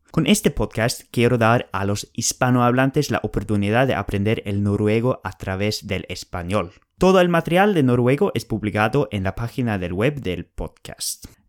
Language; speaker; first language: Spanish; non-native, fluent; Norwegian